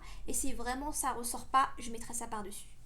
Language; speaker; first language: French; native; French